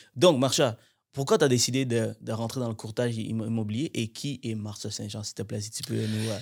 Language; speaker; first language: French; native; French